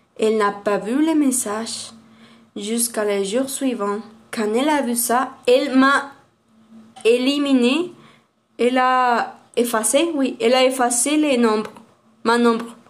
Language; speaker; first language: French; non-native, learner; Spanish